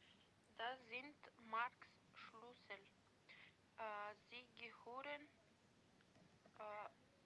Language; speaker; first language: German; non-native, learner; Macedonian